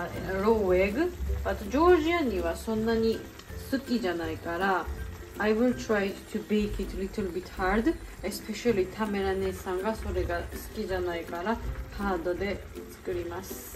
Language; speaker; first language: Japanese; non-native, learner; Georgian